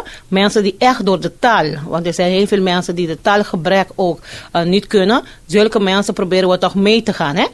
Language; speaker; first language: Dutch; non-native, fluent; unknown